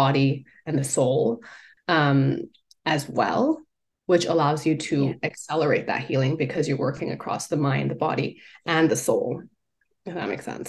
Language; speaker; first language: English; non-native, local second language; Cantonese